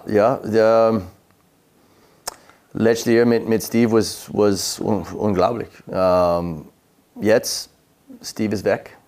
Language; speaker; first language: German; non-native, learner; English